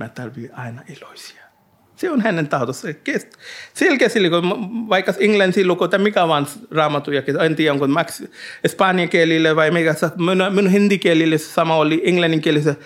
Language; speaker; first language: Finnish; non-native, learner; Hindi